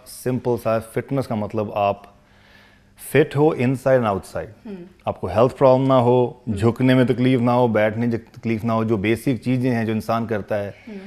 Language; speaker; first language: Hindi; non-native, local second language; Punjabi